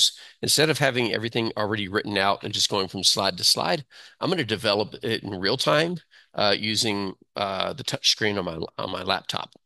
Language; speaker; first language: English; native; English